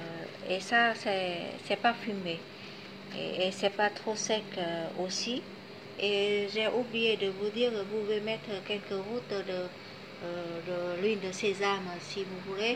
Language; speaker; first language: French; non-native, fluent; Vietnamese